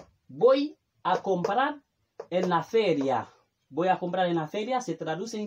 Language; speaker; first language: Spanish; non-native, fluent; Haitian Creole